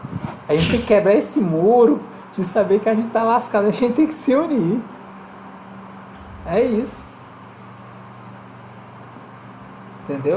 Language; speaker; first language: Portuguese; native; Portuguese